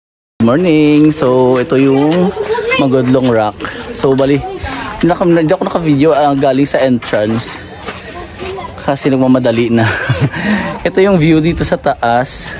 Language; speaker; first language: Filipino; non-native, local second language; Cebuano